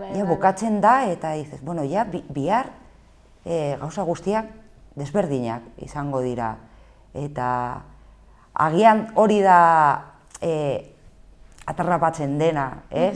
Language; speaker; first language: Basque; non-native, local second language; Spanish